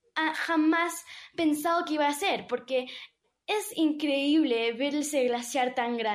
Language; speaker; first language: Spanish; early bilingual, heritage; English